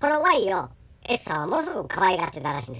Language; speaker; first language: Japanese; native; Japanese